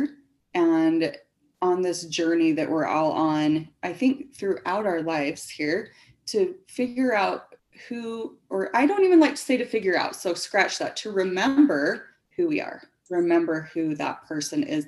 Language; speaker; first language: English; native; English